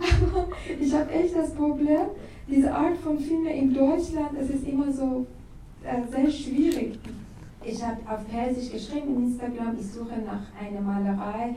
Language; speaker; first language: German; non-native, learner; Persian